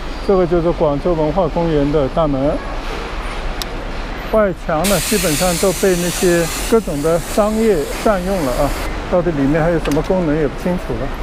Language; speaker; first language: Chinese; non-native, local second language; Cantonese